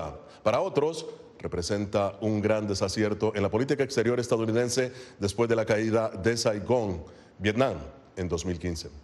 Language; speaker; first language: Spanish; native; Spanish